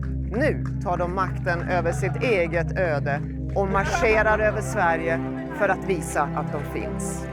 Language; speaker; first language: Swedish; native; Swedish